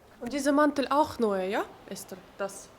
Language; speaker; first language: German; non-native, learner; Ukrainian